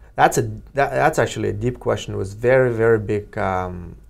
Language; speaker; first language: English; non-native, fluent; Russian